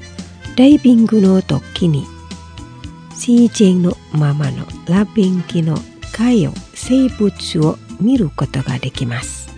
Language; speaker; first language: Japanese; non-native, fluent; Indonesian